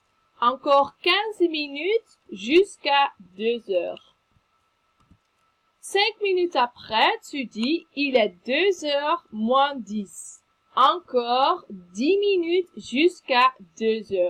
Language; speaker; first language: French; non-native, fluent; Dutch